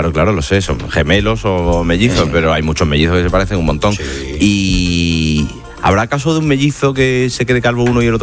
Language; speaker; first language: Spanish; native; Spanish